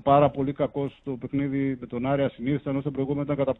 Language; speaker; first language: Greek; native; Greek